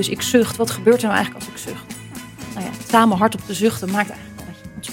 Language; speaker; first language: Dutch; native; Dutch